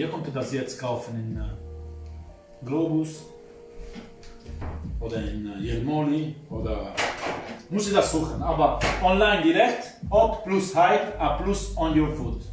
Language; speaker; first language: German; non-native, fluent; Italian